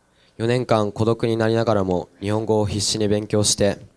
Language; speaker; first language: Japanese; non-native, learner; English